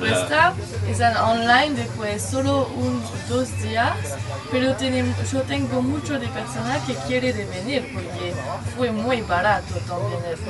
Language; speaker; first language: Spanish; non-native, learner; French